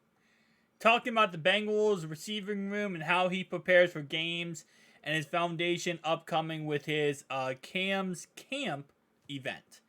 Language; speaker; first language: English; native; English